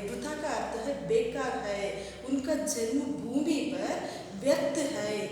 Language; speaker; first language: Hindi; non-native, local second language; Kannada